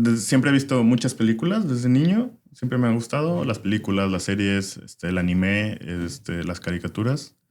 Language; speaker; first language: Spanish; native; Spanish